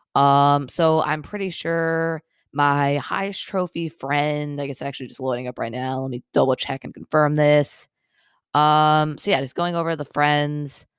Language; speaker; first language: English; native; English